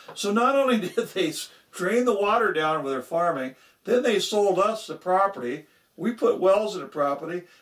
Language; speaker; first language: English; native; English